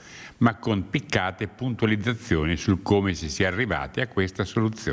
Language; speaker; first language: Italian; native; Italian